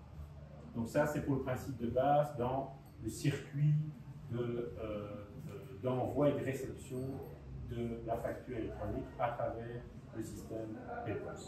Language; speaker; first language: French; native; French